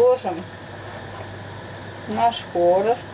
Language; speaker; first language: Russian; native; Russian